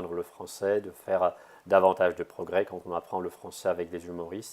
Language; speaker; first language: French; non-native, fluent; Russian